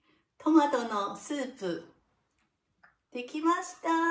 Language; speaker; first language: Japanese; non-native, learner; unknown